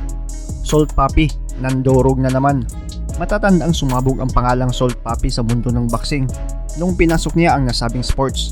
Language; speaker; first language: Filipino; native; Filipino